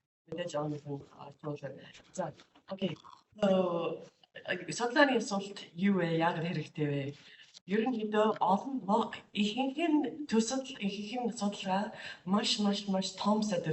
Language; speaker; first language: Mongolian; non-native, fluent; English